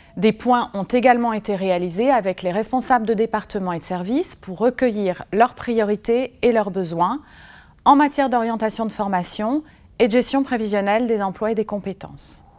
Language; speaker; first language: French; native; French